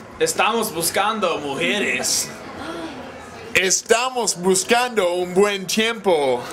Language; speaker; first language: Spanish; non-native, learner; English